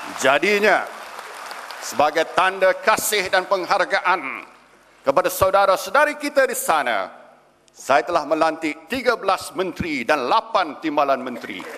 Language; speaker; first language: Malay; native; Malay